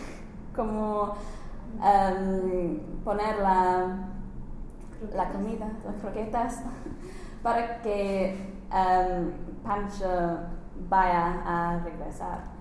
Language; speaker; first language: Spanish; non-native, learner; English